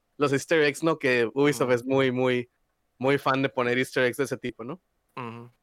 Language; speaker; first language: Spanish; native; Spanish